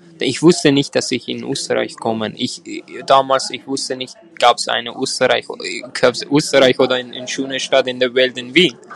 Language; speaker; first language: German; non-native, learner; Persian